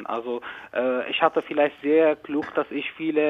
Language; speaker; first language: German; non-native, learner; Arabic